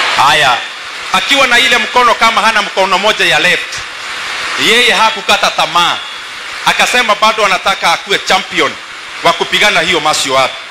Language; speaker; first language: Swahili; non-native, local second language; Kikuyu